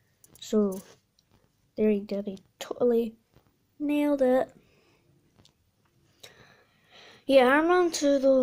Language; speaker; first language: English; native; English